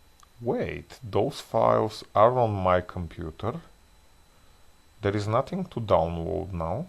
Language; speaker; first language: English; non-native, fluent; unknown